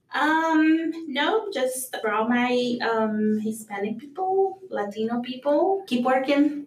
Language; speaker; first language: English; early bilingual, other home language; Spanish